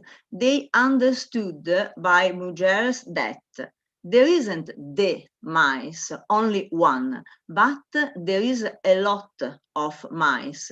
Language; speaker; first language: English; non-native, learner; Italian